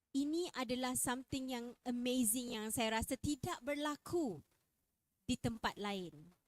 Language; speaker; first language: Malay; native; Malay